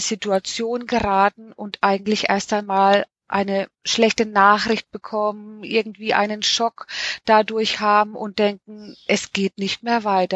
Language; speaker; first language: German; native; German